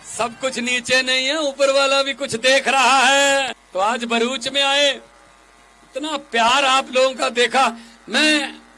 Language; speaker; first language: Hindi; non-native, local second language; Punjabi